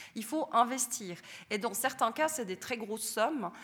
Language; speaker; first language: French; native; French